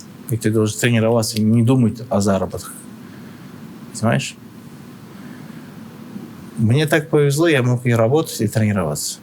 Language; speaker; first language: Russian; non-native, local second language; Turkmen